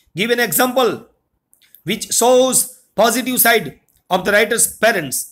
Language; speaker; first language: English; non-native, local second language; Gujarati